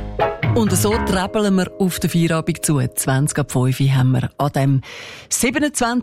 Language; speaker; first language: German; native; German